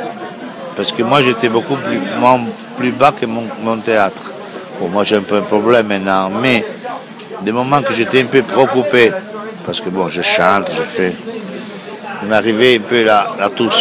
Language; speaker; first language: French; non-native, fluent; Italian